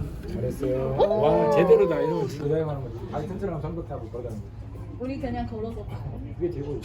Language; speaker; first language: Korean; native; Korean